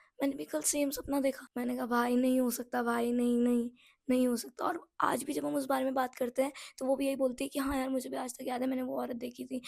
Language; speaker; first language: Hindi; non-native, local second language; Nepali